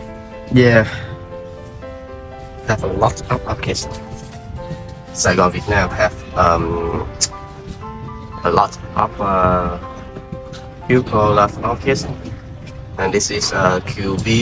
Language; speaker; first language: English; non-native, learner; Vietnamese